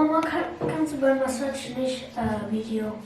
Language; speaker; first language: German; early bilingual, other home language; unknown